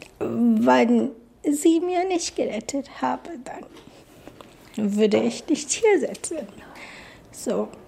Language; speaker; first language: German; non-native, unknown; Bangla